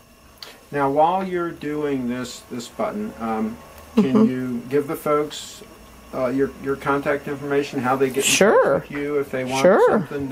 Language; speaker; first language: English; native; English